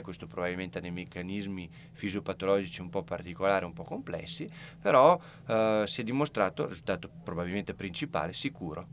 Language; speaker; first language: Italian; native; Italian